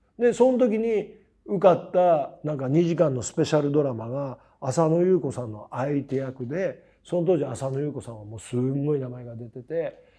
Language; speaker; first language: Japanese; native; Japanese